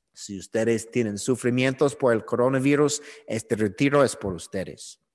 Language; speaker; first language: Spanish; non-native, learner; English